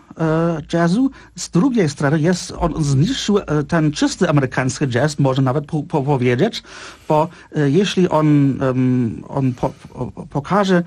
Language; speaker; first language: Polish; non-native, fluent; Czech